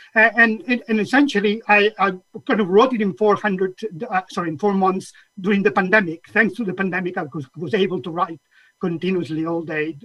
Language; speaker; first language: English; non-native, fluent; Catalan